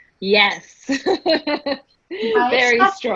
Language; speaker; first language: English; native; English